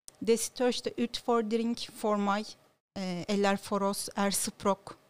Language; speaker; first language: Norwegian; non-native, learner; Turkish